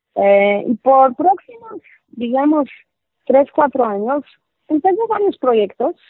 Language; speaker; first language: Spanish; non-native, fluent; Polish